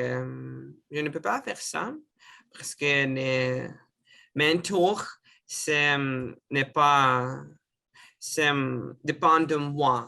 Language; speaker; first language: French; non-native, learner; Russian